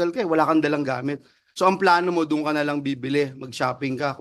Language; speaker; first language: Filipino; native; Filipino